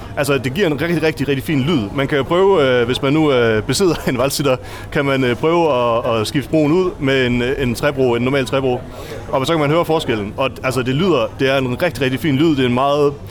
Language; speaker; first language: Danish; native; Danish